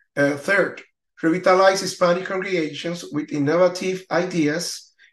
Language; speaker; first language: English; non-native, learner; Spanish